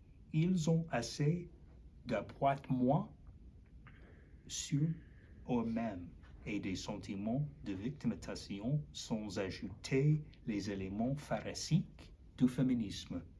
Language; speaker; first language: French; non-native, learner; English